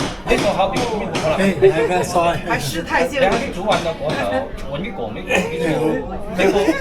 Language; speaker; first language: Chinese; native; Chinese